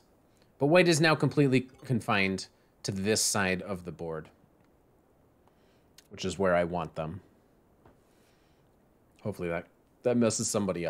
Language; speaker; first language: English; native; English